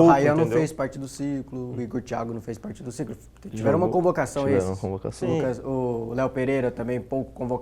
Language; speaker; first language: Portuguese; native; Portuguese